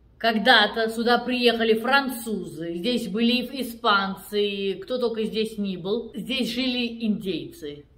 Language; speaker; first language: Russian; native; Russian